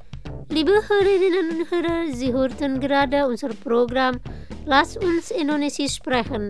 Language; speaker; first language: German; non-native, fluent; Indonesian